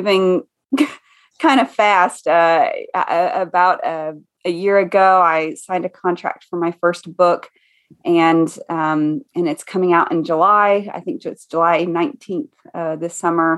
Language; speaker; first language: English; native; English